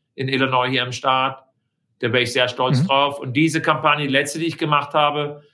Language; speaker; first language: German; native; German